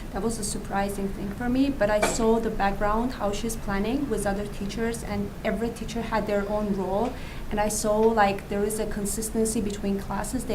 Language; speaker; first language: English; non-native, fluent; Azerbaijani